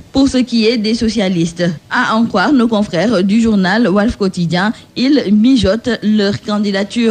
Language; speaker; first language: French; non-native, local second language; Wolof